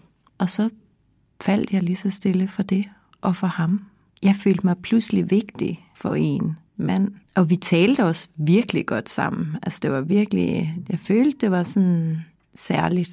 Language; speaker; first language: Danish; native; Danish